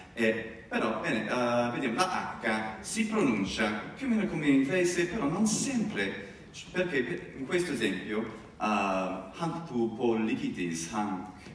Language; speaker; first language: Italian; non-native, fluent; English